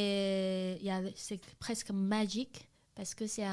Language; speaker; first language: French; non-native, learner; Chinese